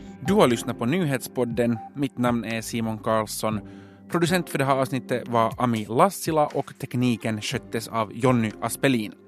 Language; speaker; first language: Swedish; native; Swedish